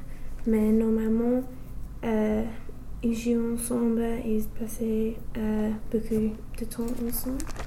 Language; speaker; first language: French; non-native, learner; English